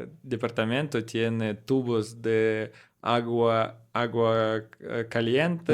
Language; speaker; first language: Spanish; non-native, learner; Russian